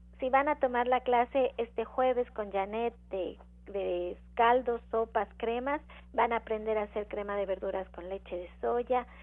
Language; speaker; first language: Spanish; native; Spanish